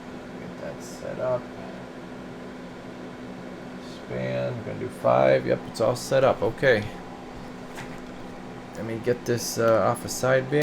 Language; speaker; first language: English; native; English